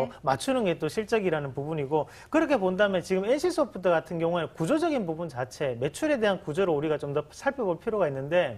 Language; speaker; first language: Korean; native; Korean